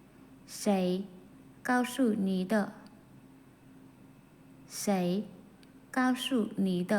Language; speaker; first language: Chinese; non-native, fluent; Khmer